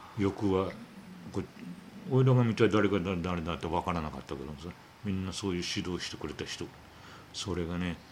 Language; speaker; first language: Japanese; native; Japanese